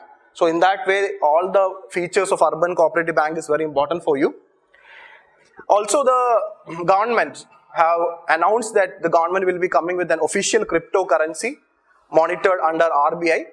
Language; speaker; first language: English; non-native, local second language; Malayalam